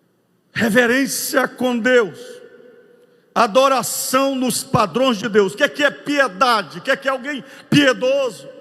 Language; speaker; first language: Portuguese; native; Portuguese